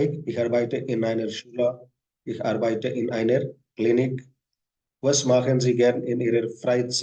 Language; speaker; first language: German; non-native, fluent; Hindi